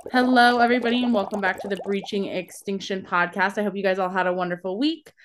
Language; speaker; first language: English; native; English